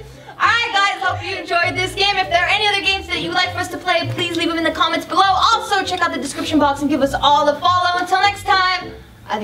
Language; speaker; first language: English; native; English